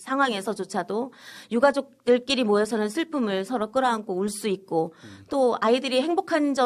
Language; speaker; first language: Korean; native; Korean